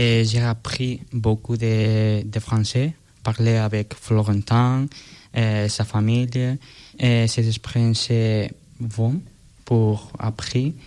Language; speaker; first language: French; non-native, learner; Spanish